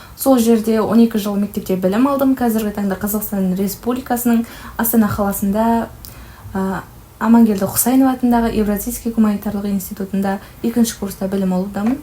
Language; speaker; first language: Kazakh; early bilingual, heritage; Kazakh